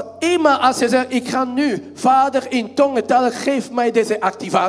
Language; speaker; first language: Dutch; non-native, fluent; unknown